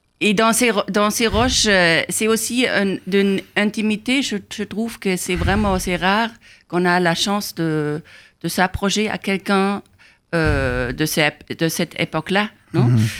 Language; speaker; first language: French; non-native, fluent; German